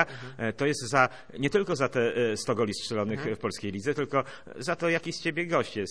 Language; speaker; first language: Polish; native; Polish